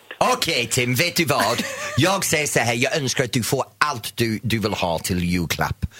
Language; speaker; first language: Swedish; non-native, fluent; English